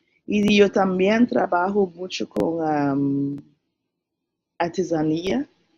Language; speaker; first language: Spanish; non-native, learner; English